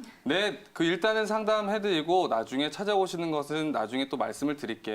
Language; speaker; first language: Korean; native; Korean